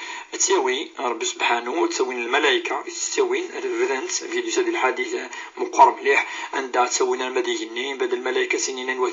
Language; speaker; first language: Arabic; non-native, local second language; Kabyle